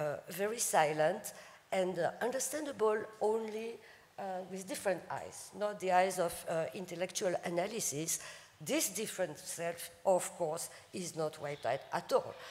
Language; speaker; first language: English; non-native, fluent; French